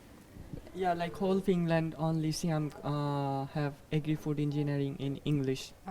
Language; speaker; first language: English; non-native, fluent; Bangla